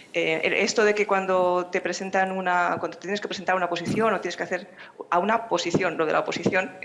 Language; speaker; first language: Spanish; native; Spanish